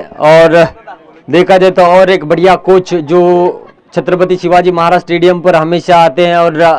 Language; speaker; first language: Hindi; non-native, local second language; Marathi